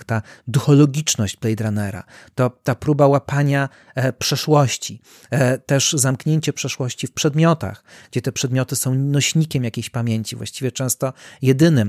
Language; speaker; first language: Polish; native; Polish